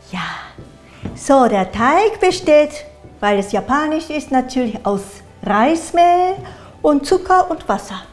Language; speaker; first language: German; non-native, fluent; Japanese